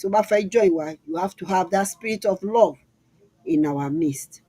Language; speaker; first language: English; non-native, local second language; Yoruba